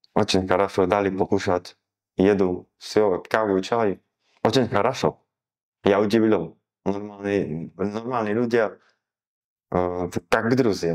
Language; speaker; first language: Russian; non-native, learner; Slovak